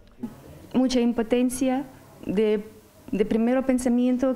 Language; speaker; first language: Spanish; non-native, fluent; Ukrainian